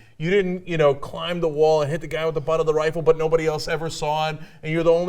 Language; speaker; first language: English; native; English